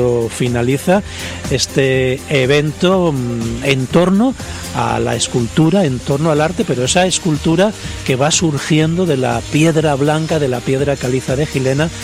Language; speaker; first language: Spanish; native; Spanish